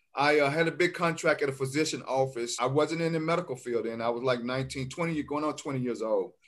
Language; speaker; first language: English; native; English